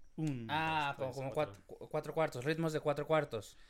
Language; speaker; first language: Spanish; native; Spanish